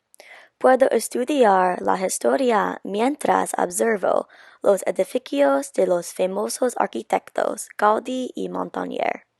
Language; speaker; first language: Spanish; non-native, learner; English